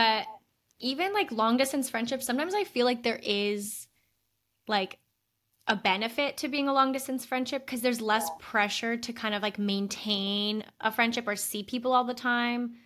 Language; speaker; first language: English; native; English